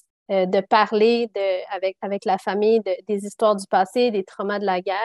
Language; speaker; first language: French; native; French